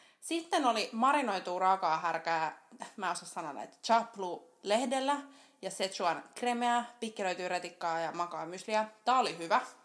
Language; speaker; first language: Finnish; native; Finnish